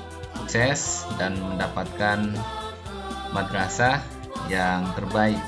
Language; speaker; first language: Indonesian; native; Indonesian